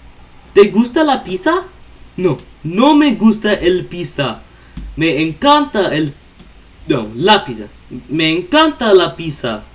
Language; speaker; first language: Spanish; non-native, learner; English